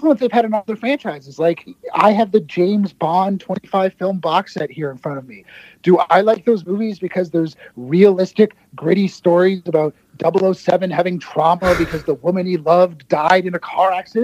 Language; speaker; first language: English; native; English